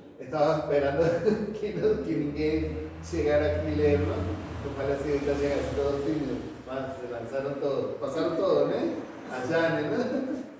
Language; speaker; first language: Portuguese; non-native, fluent; Spanish